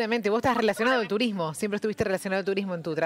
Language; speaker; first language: Spanish; native; Spanish